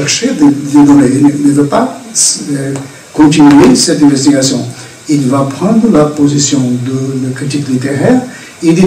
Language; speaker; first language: French; non-native, fluent; Portuguese